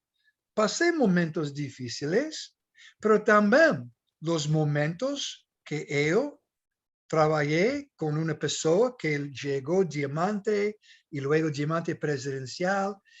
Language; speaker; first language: Portuguese; non-native, learner; English